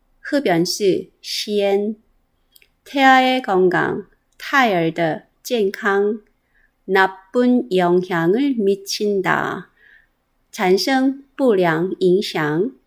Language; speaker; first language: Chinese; non-native, fluent; Korean